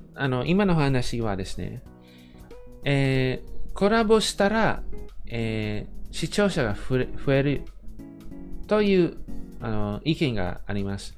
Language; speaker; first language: Japanese; non-native, fluent; English